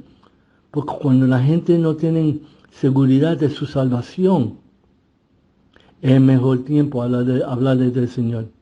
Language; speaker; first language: Spanish; early bilingual, heritage; Spanish